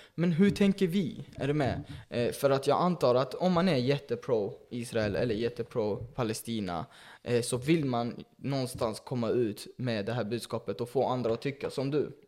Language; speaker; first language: Swedish; early bilingual, other home language; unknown